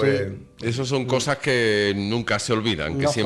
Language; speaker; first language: Spanish; native; Spanish